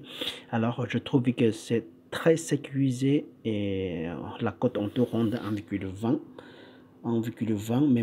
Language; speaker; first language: French; non-native, fluent; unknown